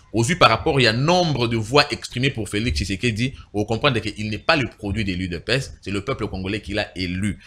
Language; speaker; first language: French; non-native, local second language; Lingala